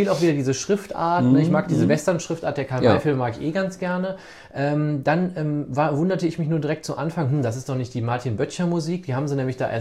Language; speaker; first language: German; native; German